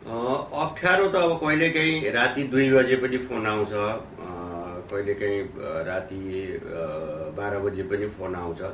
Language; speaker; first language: Nepali; native; Nepali